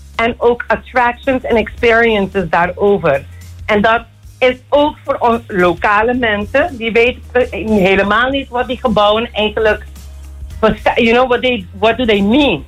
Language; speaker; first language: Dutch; non-native, local second language; Papiamento